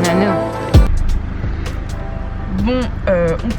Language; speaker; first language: French; native; French